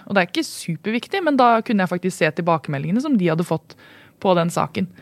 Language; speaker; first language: Norwegian; native; Norwegian